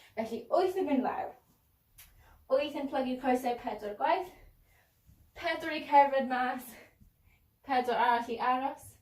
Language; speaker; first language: Welsh; non-native, local second language; English